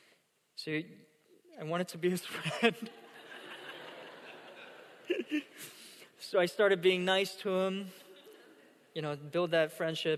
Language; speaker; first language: English; non-native, fluent; Korean